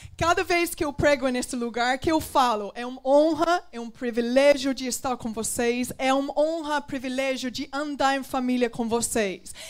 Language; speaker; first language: Portuguese; non-native, fluent; English